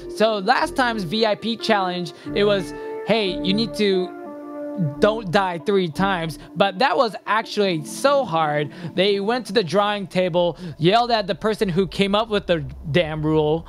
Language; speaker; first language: English; early bilingual, other home language; Japanese